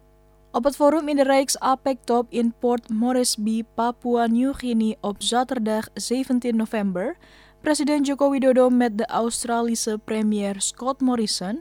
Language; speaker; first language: Dutch; non-native, fluent; Indonesian